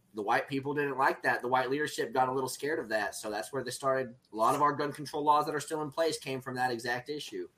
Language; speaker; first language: English; native; English